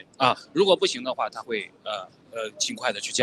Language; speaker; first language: Chinese; native; Chinese